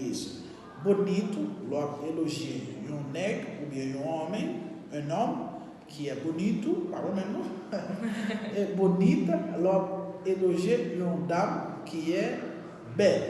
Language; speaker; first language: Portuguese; non-native, learner; Haitian Creole